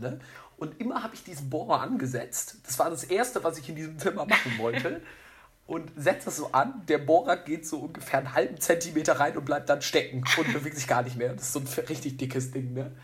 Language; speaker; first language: German; native; German